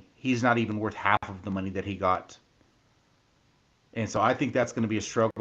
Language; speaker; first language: English; native; English